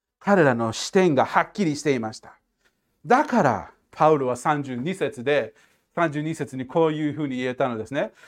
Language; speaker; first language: Japanese; non-native, fluent; English